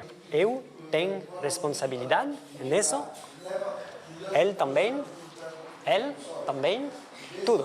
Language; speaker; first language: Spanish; non-native, learner; French